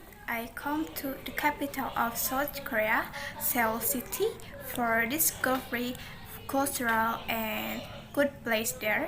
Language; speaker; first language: English; non-native, learner; Indonesian